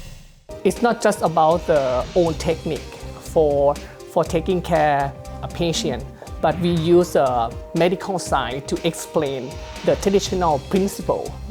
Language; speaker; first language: English; non-native, learner; Thai